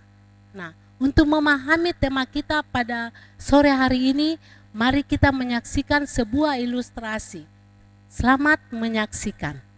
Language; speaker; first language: Indonesian; native; Indonesian